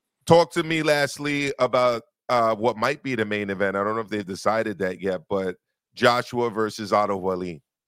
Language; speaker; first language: English; native; English